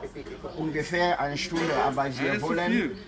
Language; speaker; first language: German; non-native, learner; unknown